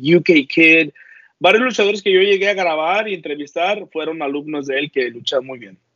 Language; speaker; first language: Spanish; early bilingual, heritage; Spanish